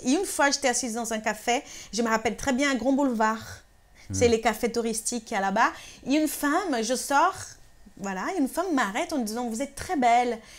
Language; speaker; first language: French; non-native, fluent; Portuguese